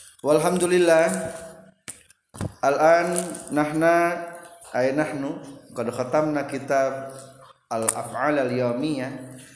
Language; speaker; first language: Arabic; non-native, fluent; Indonesian